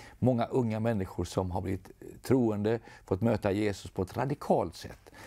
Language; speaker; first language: Swedish; native; Swedish